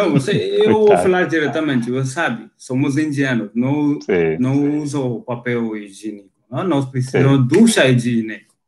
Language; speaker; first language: Portuguese; non-native, local second language; Hindi